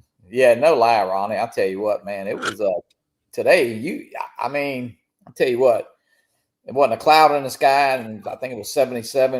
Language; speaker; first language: English; native; English